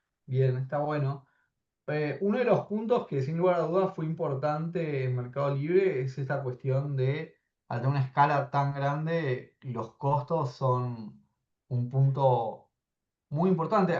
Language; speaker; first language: Spanish; native; Spanish